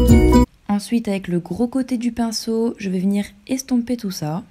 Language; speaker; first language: French; native; French